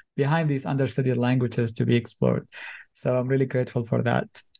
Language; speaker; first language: English; native; English